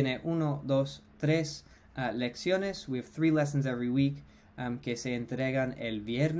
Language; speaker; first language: Spanish; non-native, fluent; English